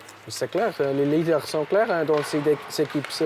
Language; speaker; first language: French; non-native, local second language; German